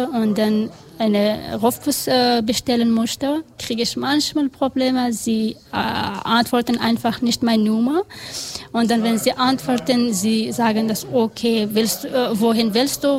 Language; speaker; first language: German; non-native, learner; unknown